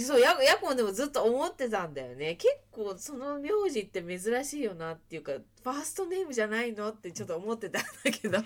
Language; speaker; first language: Japanese; early bilingual, heritage; Japanese